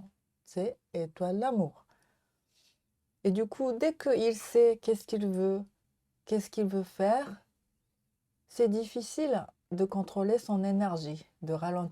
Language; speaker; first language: French; non-native, learner; Japanese